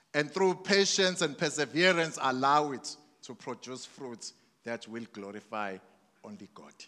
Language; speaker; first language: English; non-native, local second language; Zulu